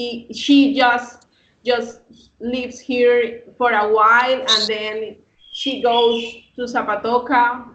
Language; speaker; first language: English; non-native, learner; Spanish